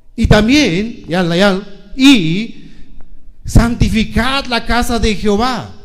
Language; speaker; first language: Spanish; non-native, local second language; Tzeltal